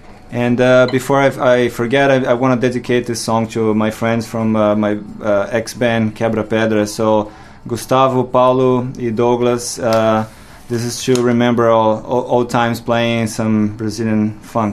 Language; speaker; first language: English; non-native, fluent; Portuguese